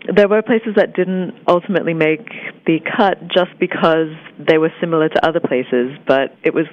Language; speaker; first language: English; native; English